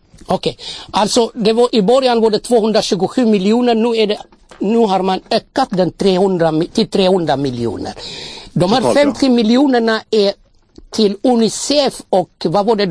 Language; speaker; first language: Swedish; non-native, fluent; Amharic